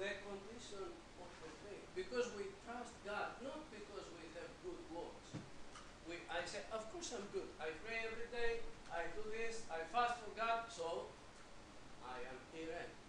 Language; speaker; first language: English; native; English